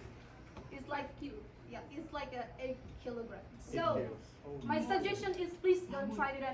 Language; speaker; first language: English; non-native, local second language; Indonesian